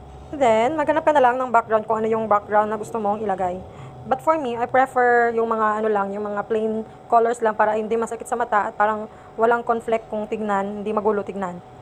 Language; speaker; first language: Filipino; non-native, local second language; Cebuano